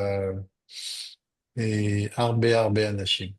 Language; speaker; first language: Hebrew; non-native, learner; French